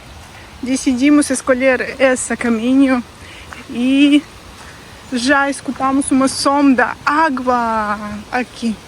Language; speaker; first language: Portuguese; non-native, fluent; Russian